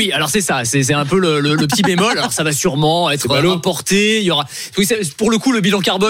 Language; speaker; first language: French; native; French